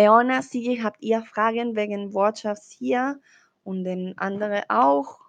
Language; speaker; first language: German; non-native, learner; Spanish